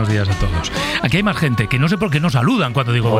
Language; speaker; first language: Spanish; native; Spanish